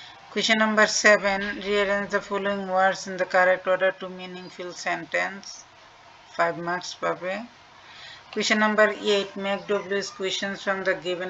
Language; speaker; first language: English; non-native, local second language; Bangla